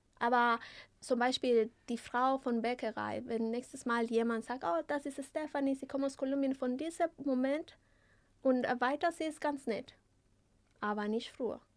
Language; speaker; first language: German; non-native, fluent; Spanish